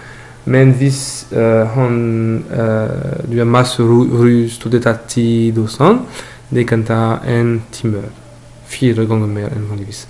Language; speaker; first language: Norwegian; non-native, learner; French